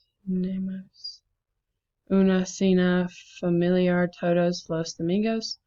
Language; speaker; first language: Spanish; non-native, learner; English